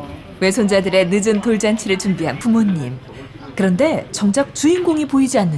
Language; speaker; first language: Korean; native; Korean